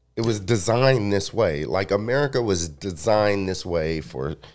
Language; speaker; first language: English; early bilingual, other home language; Spanish